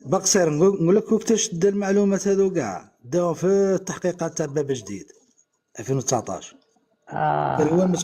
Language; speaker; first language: Arabic; native; Arabic